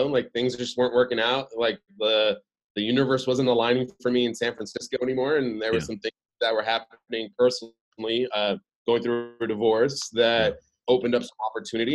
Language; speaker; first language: English; early bilingual, other home language; Arabic